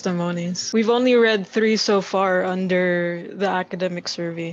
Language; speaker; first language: English; non-native, local second language; Filipino